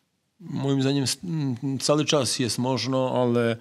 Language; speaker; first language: Polish; non-native, fluent; Serbian